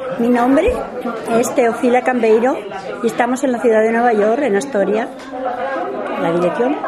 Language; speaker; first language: Spanish; native; Spanish